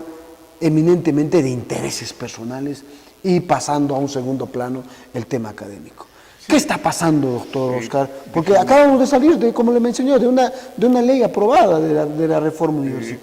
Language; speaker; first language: Spanish; native; Spanish